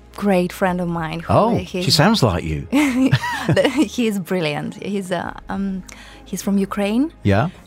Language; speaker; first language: English; non-native, fluent; Ukrainian